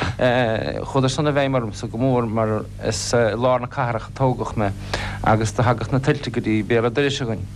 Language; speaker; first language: Irish; non-native, local second language; English